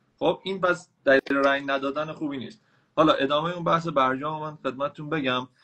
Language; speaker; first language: Persian; native; Persian